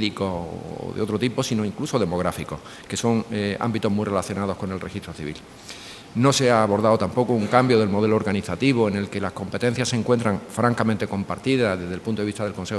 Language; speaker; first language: Spanish; native; Spanish